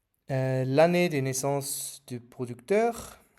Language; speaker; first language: French; non-native, fluent; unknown